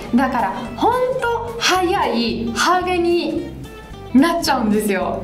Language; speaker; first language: Japanese; non-native, fluent; Italian